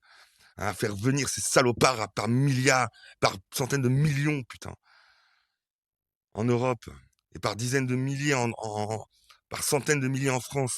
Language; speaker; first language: French; native; French